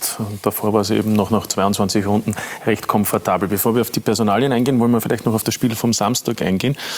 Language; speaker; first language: German; native; German